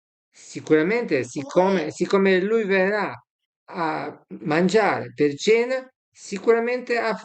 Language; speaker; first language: Italian; non-native, fluent; Serbian